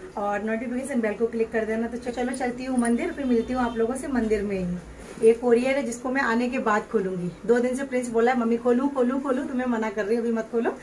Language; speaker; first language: Hindi; native; Hindi